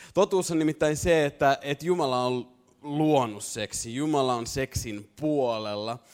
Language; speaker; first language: Finnish; native; Finnish